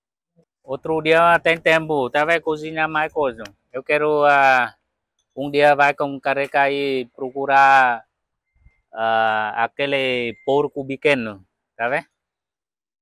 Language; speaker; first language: Portuguese; non-native, learner; Vietnamese